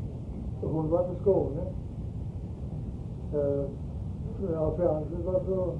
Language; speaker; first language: Swedish; early bilingual, heritage; Swedish